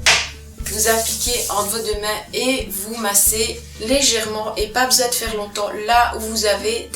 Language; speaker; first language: French; native; French